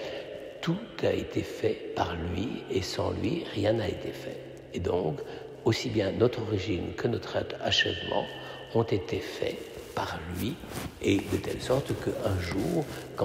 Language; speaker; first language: French; native; French